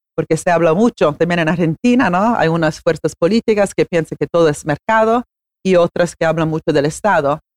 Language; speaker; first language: Spanish; non-native, fluent; Italian